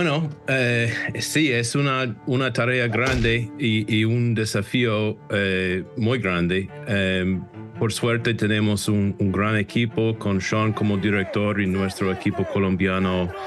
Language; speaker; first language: Spanish; non-native, fluent; English